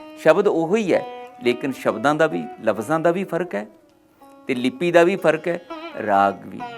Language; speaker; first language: Punjabi; native; Punjabi